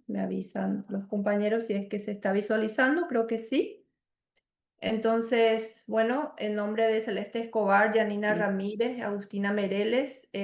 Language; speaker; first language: Spanish; native; Spanish